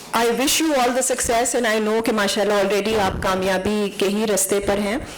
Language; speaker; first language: Urdu; native; Urdu